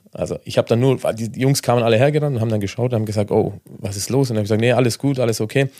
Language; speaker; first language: German; native; German